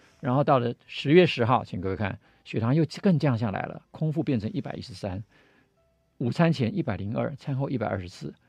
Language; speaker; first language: Chinese; native; Chinese